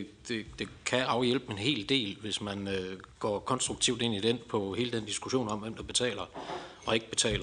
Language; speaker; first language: Danish; native; Danish